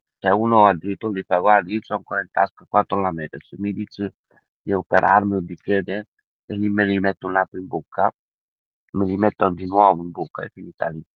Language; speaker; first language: Italian; early bilingual, other home language; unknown